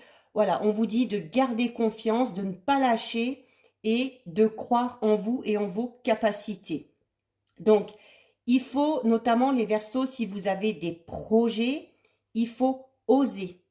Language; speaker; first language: French; native; French